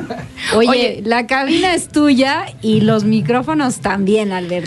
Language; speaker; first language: Spanish; native; Spanish